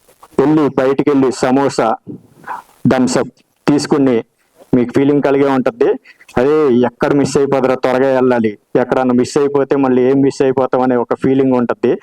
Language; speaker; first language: Telugu; native; Telugu